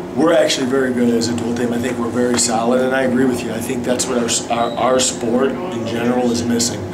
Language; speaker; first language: English; native; English